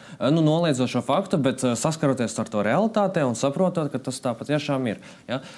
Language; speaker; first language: Latvian; non-native, local second language; Russian